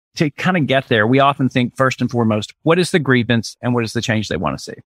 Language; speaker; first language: English; native; English